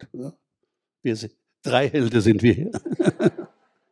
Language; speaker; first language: German; non-native, fluent; Hebrew